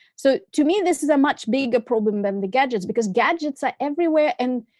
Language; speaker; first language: English; non-native, fluent; Russian